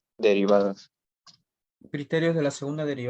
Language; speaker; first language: Spanish; native; Spanish